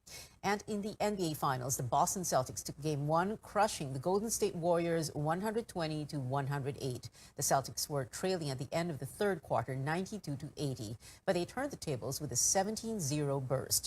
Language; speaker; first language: English; non-native, local second language; Filipino